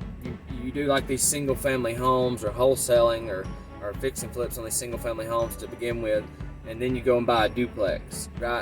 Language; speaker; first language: English; native; English